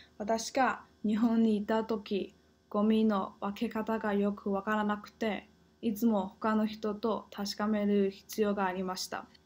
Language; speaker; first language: Japanese; non-native, learner; English